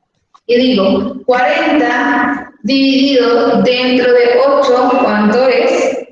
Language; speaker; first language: Spanish; native; Spanish